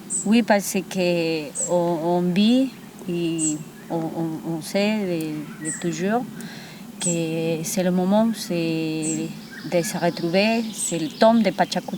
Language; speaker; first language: French; non-native, fluent; Spanish